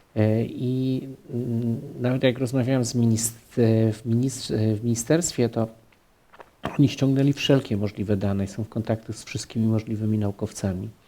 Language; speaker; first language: Polish; native; Polish